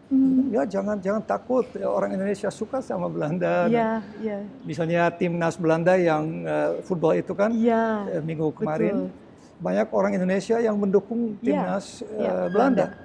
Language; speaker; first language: Indonesian; early bilingual, heritage; Dutch